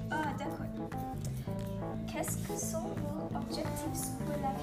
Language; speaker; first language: French; non-native, learner; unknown